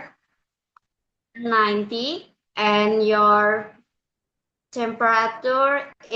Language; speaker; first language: English; non-native, learner; Indonesian